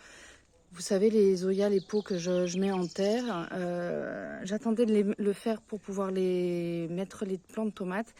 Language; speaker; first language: French; native; French